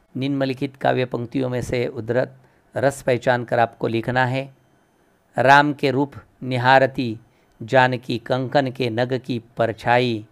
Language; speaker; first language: Hindi; non-native, local second language; Marathi